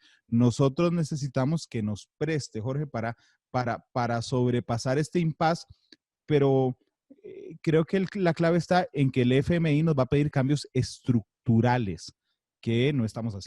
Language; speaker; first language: Spanish; native; Spanish